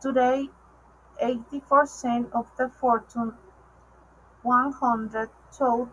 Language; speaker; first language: English; non-native, learner; Spanish